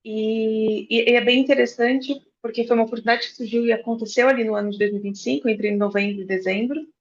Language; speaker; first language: Portuguese; native; Portuguese